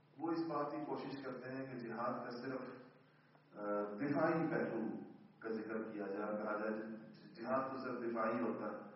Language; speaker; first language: Urdu; non-native, local second language; Pashto